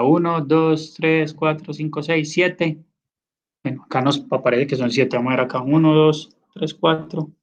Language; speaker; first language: Spanish; native; Spanish